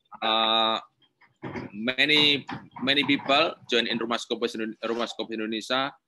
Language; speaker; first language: English; non-native, learner; Indonesian